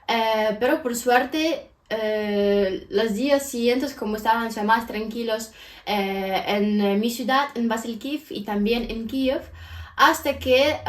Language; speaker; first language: Spanish; non-native, fluent; Ukrainian